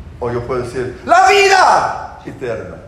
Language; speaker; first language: Spanish; non-native, fluent; English